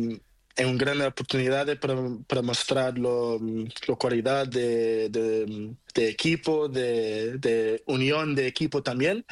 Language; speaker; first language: Spanish; non-native, learner; Portuguese